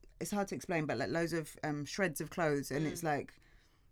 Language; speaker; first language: English; native; English